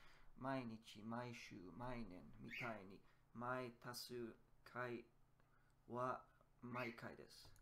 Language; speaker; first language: Japanese; non-native, learner; English